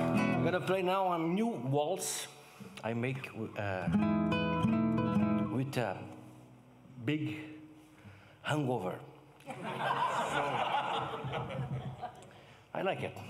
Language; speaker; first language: English; non-native, learner; Portuguese